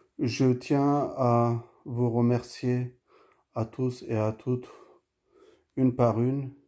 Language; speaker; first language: French; early bilingual, other home language; Turkish